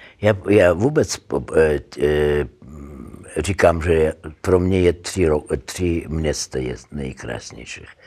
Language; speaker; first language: Czech; non-native, learner; Russian